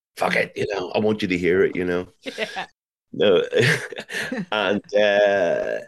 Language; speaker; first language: English; native; English